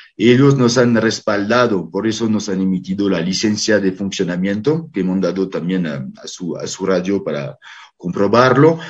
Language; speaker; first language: Spanish; non-native, fluent; French